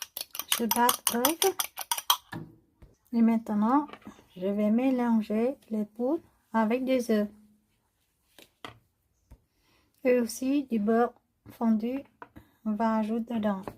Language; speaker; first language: French; non-native, learner; Vietnamese